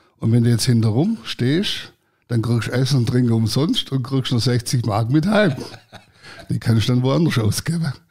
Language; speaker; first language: German; early bilingual, other home language; Croatian